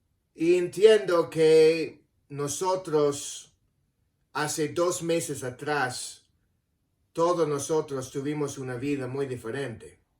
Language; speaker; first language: Spanish; non-native, fluent; English